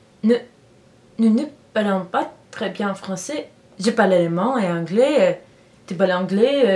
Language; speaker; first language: French; non-native, learner; English